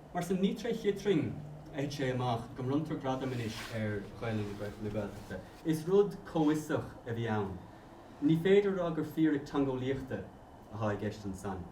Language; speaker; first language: Irish; native; Irish